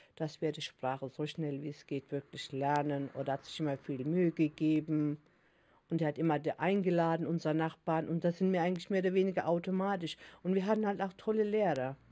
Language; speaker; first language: German; early bilingual, other home language; Turkish